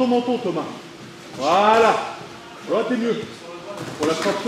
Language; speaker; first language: French; native; French